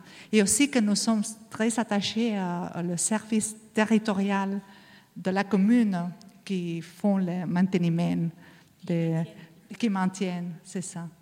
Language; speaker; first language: French; non-native, learner; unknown